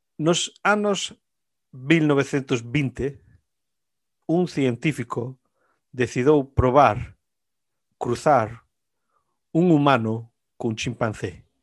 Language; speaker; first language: Galician; native; Galician